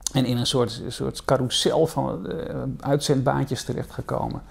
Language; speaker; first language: Dutch; native; Dutch